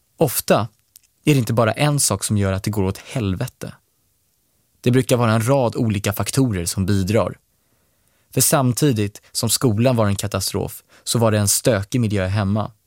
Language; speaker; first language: Swedish; native; Swedish